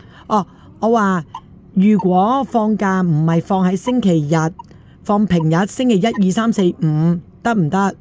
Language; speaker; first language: Cantonese; native; Cantonese